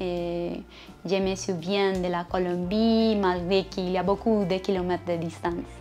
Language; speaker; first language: French; non-native, learner; Spanish